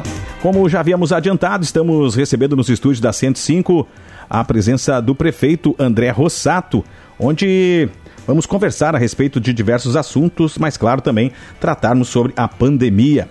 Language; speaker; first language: Portuguese; native; Portuguese